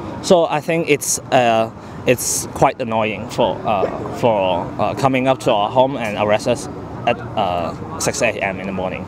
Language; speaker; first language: English; non-native, local second language; Cantonese